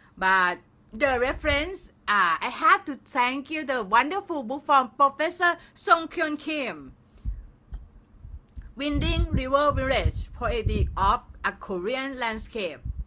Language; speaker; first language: English; non-native, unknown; Thai